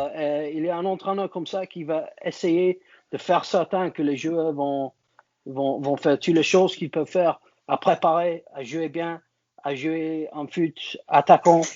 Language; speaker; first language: French; non-native, learner; English